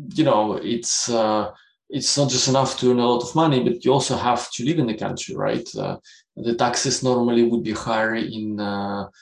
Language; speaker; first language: English; non-native, fluent; Russian